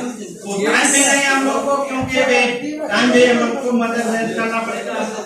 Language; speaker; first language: Hindi; non-native, fluent; Bangla